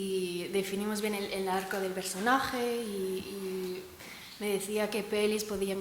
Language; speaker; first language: Spanish; non-native, fluent; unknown